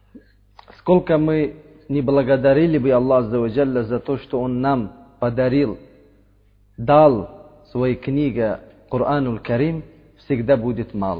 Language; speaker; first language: Russian; non-native, learner; Uzbek